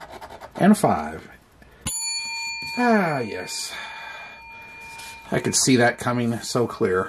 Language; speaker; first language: English; native; English